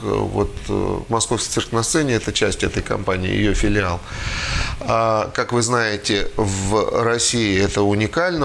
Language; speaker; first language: Russian; native; Russian